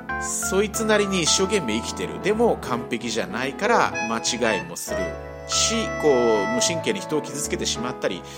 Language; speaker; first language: Japanese; native; Japanese